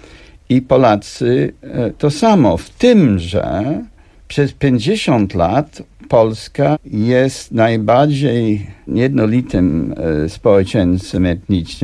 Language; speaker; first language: Polish; non-native, fluent; English